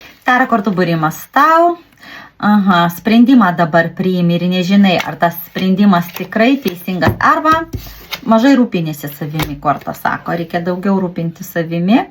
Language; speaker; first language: Lithuanian; native; Lithuanian